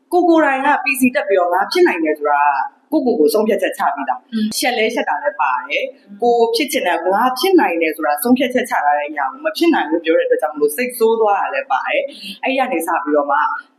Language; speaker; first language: Burmese; native; Burmese